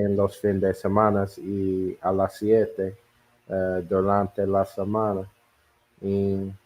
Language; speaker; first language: Spanish; non-native, learner; English